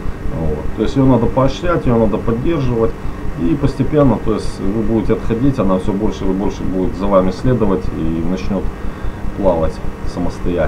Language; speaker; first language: Russian; native; Russian